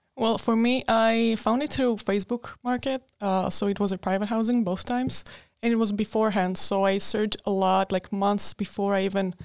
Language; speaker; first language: English; non-native, fluent; Greek